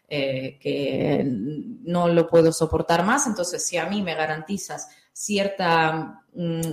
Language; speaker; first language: Spanish; non-native, fluent; Russian